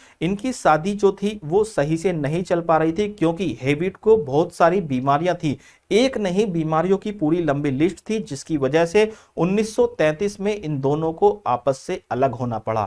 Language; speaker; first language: Hindi; native; Hindi